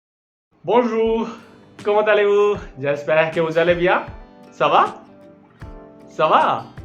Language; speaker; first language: French; non-native, fluent; Hindi